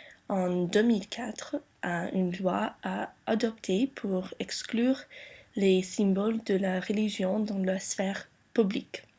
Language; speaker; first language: French; non-native, learner; English